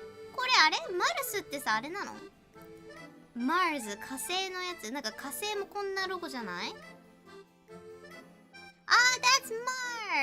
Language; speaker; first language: Japanese; native; Japanese